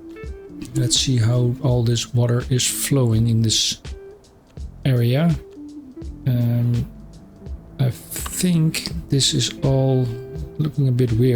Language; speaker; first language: English; non-native, fluent; Dutch